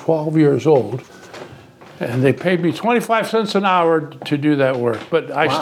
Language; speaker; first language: English; early bilingual, other home language; Italian